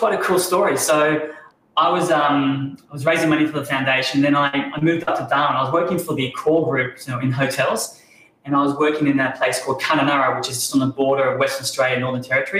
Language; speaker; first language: English; native; English